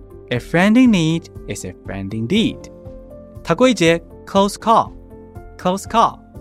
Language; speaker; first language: English; non-native, fluent; Chinese